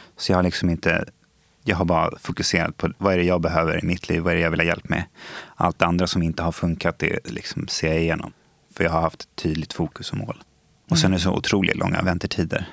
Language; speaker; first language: Swedish; native; Swedish